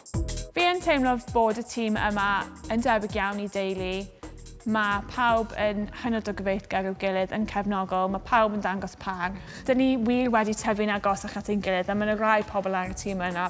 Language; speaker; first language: Welsh; native; Welsh